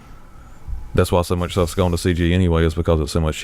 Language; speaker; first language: English; native; English